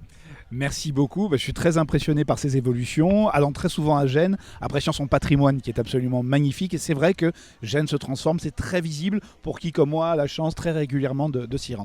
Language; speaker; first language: French; native; French